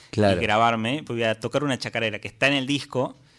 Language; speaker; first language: Spanish; native; Spanish